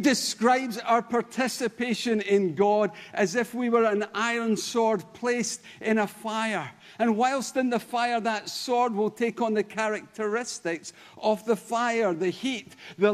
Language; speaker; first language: English; native; English